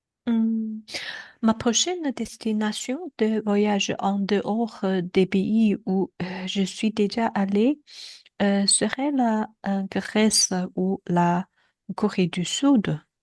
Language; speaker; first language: French; non-native, learner; Chinese